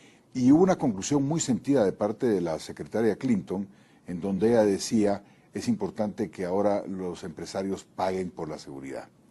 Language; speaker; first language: Spanish; native; Spanish